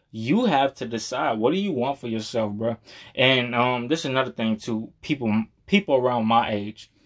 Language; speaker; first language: English; native; English